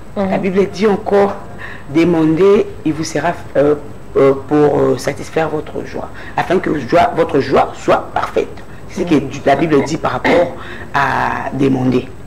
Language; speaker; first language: French; non-native, local second language; Lingala